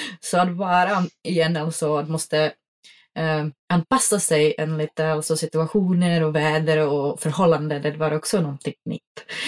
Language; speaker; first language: Swedish; non-native, fluent; Czech